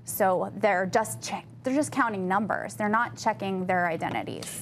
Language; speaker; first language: English; native; English